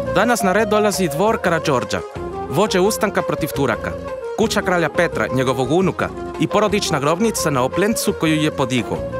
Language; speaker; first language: Croatian; non-native, fluent; Spanish